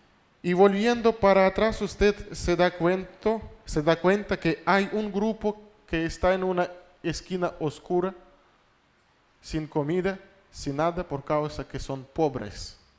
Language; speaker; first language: Spanish; non-native, fluent; Russian